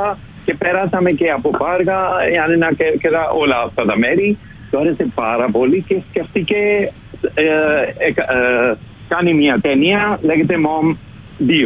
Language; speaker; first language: Greek; non-native, learner; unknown